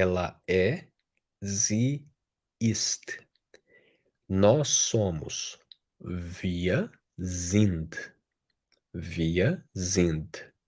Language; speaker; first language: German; non-native, fluent; Portuguese